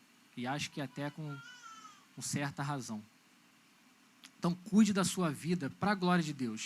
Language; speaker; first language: Portuguese; native; Portuguese